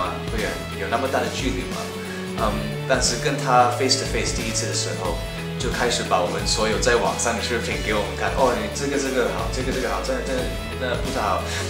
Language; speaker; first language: Chinese; non-native, local second language; English